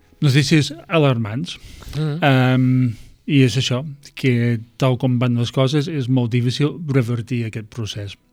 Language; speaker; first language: Catalan; non-native, fluent; English